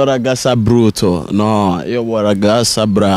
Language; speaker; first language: Italian; non-native, learner; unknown